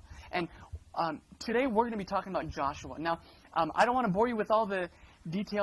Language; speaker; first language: English; native; English